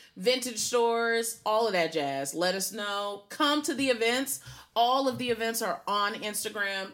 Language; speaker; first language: English; native; English